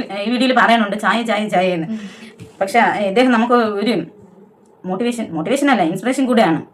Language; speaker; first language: Malayalam; native; Malayalam